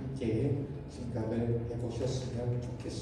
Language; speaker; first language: Korean; native; Korean